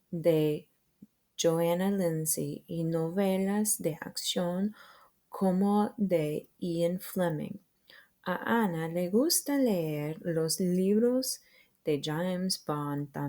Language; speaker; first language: Spanish; non-native, fluent; English